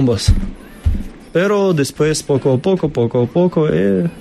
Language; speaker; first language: Spanish; non-native, learner; Russian